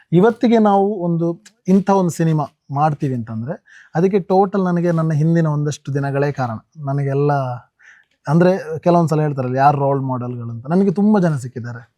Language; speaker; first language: Kannada; non-native, local second language; Tulu